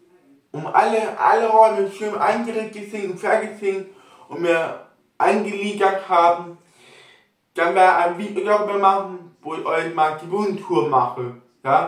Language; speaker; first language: German; non-native, local second language; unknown